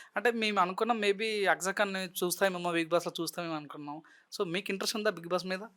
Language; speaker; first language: Telugu; native; Telugu